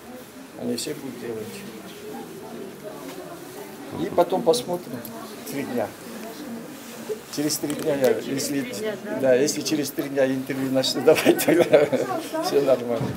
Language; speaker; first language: Russian; non-native, local second language; Kyrgyz